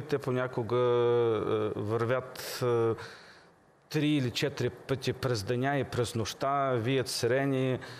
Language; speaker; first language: Bulgarian; early bilingual, heritage; Bulgarian